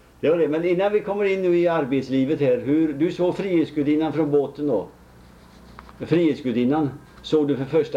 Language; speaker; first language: Swedish; native; Swedish